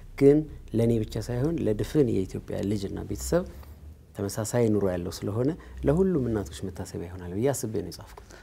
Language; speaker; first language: Amharic; native; Amharic